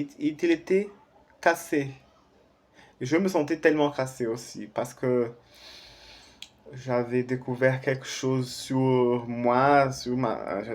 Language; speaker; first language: French; non-native, fluent; Portuguese